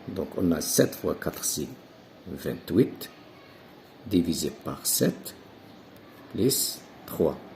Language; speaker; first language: French; non-native, local second language; Arabic